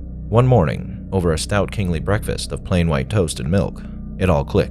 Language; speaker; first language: English; native; English